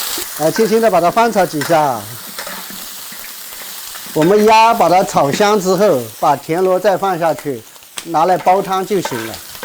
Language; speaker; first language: Chinese; native; Chinese